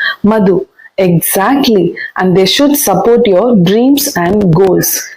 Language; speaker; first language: English; non-native, local second language; Tamil